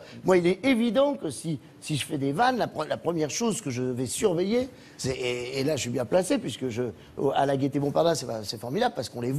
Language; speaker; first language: French; native; French